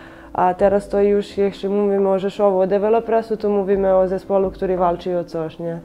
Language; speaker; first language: Polish; non-native, fluent; Serbian